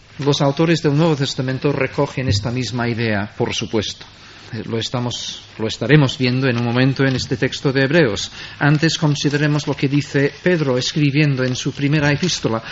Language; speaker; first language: Spanish; non-native, fluent; English